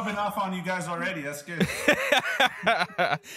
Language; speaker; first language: English; native; English